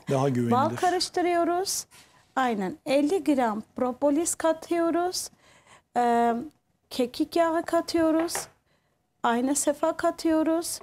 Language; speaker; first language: Turkish; non-native, fluent; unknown